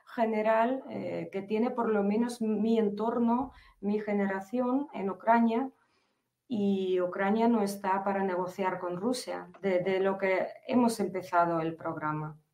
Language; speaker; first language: Spanish; non-native, fluent; Ukrainian